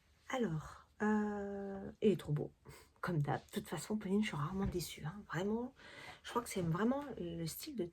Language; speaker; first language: French; native; French